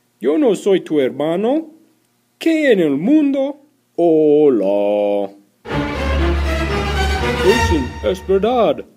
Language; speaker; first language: Spanish; non-native, learner; English